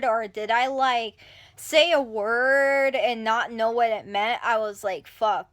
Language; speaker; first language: English; native; English